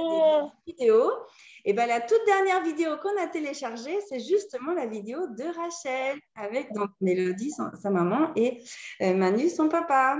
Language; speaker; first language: French; native; French